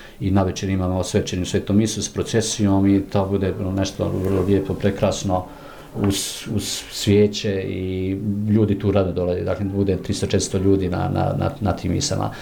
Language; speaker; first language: Croatian; native; Croatian